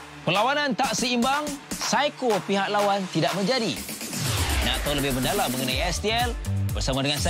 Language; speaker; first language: Malay; native; Malay